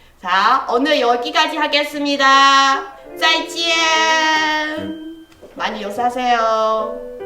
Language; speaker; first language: Korean; non-native, fluent; Chinese